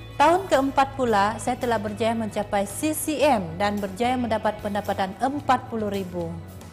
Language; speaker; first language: Malay; non-native, local second language; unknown